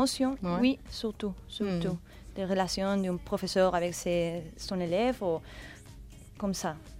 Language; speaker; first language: French; non-native, learner; Spanish